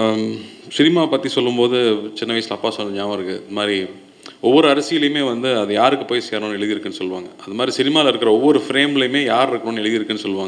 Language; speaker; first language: Tamil; native; Tamil